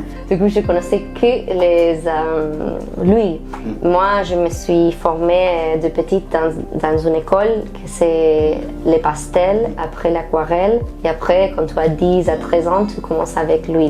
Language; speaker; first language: French; non-native, fluent; Spanish